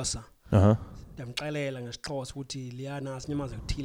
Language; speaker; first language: English; non-native, local second language; Xhosa